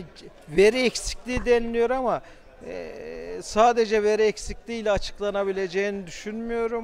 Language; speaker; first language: Turkish; native; Turkish